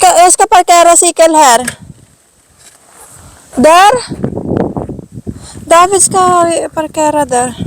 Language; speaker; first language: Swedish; non-native, learner; Filipino